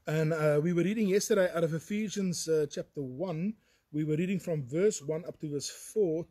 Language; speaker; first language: English; non-native, local second language; Afrikaans